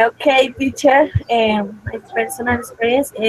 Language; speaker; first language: English; non-native, learner; Spanish